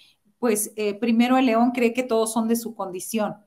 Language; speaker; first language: Spanish; native; Spanish